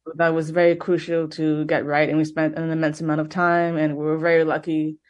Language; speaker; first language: English; native; English